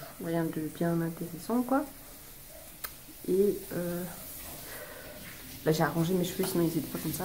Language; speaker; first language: French; native; French